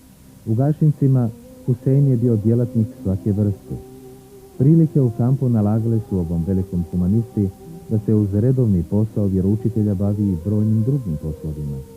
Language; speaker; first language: Bosnian; native; Bosnian